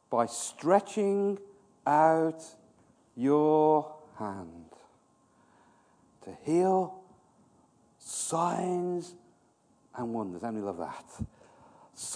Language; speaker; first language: English; native; English